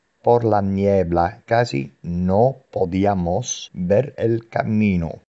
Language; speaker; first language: Spanish; non-native, fluent; Dutch